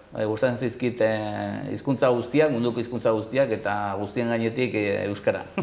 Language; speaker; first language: Basque; non-native, local second language; Spanish